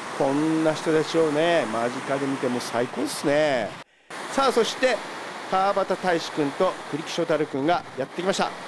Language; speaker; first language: Japanese; native; Japanese